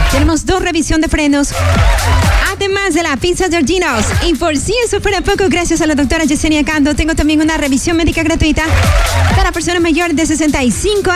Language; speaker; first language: Spanish; native; Spanish